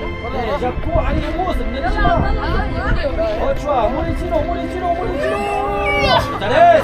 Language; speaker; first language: Korean; non-native, learner; Arabic